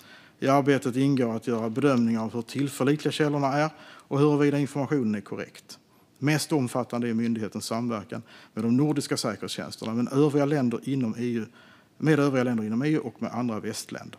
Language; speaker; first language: Swedish; native; Swedish